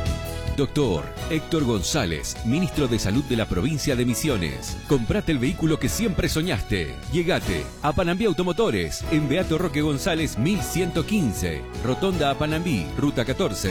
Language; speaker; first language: Spanish; native; Spanish